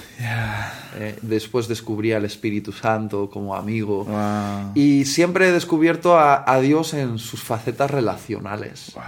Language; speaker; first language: Spanish; native; Spanish